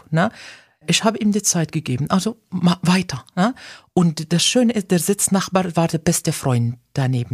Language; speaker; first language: German; non-native, fluent; Arabic